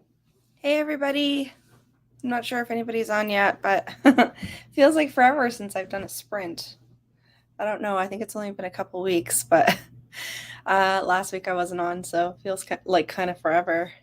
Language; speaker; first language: English; native; English